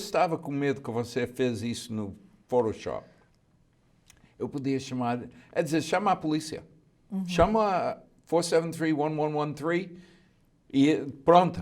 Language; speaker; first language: Portuguese; early bilingual, heritage; Portuguese